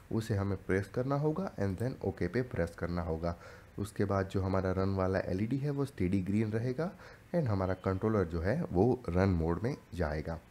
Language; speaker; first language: Hindi; native; Hindi